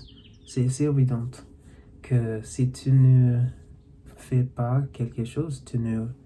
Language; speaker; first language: French; non-native, learner; English